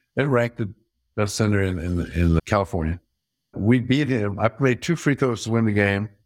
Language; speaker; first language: English; early bilingual, other home language; Dutch